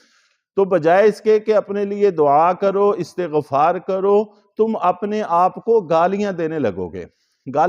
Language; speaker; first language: Urdu; native; Urdu